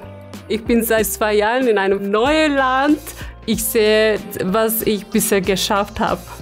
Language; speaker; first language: German; non-native, learner; Turkish